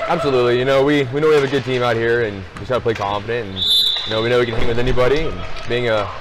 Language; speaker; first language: English; native; English